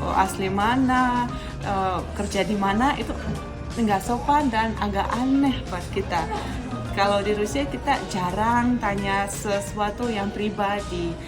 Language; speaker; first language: Indonesian; non-native, fluent; Russian